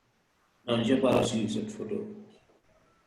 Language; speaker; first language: French; non-native, local second language; Arabic